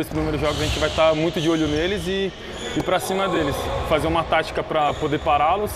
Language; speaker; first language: Portuguese; native; Portuguese